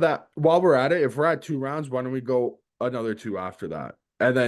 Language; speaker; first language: English; native; English